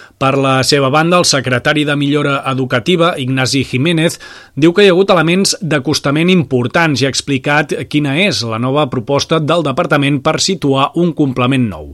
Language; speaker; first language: Catalan; native; Catalan